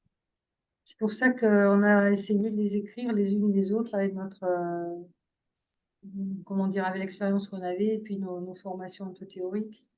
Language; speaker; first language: French; native; French